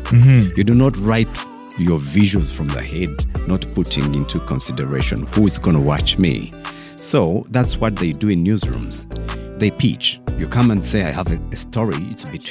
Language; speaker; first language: English; non-native, local second language; Nyankole